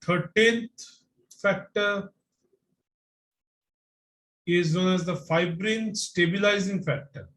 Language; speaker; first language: English; non-native, local second language; Bangla